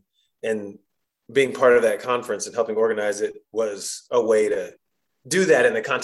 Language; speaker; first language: English; native; English